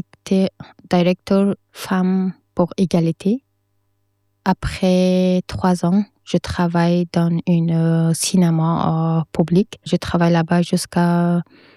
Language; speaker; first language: French; non-native, learner; Persian